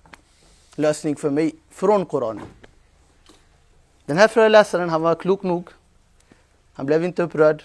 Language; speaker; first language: Swedish; non-native, fluent; Urdu